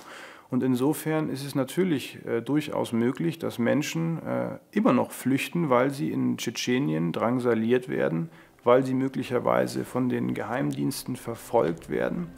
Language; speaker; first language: German; native; German